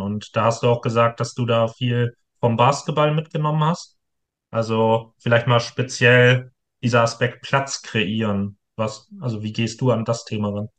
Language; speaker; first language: German; native; German